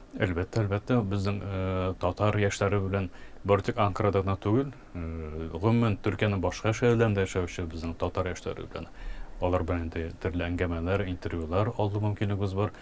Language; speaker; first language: Tatar; early bilingual, heritage; Tatar